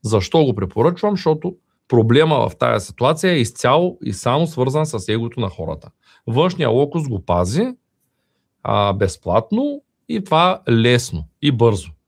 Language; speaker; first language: Bulgarian; native; Bulgarian